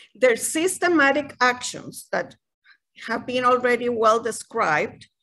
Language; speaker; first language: English; non-native, fluent; Spanish